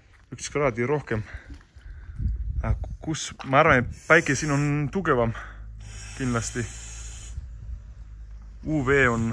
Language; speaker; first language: Estonian; non-native, learner; Spanish